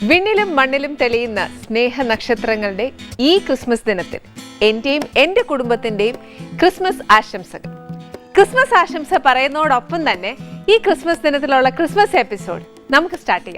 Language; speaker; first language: Malayalam; native; Malayalam